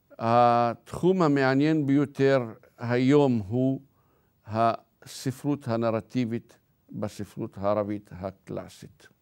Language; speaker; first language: Hebrew; non-native, local second language; Arabic